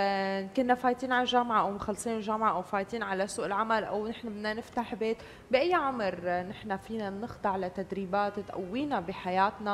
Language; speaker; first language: Arabic; native; Arabic